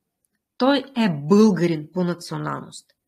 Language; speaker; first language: Bulgarian; non-native, fluent; Russian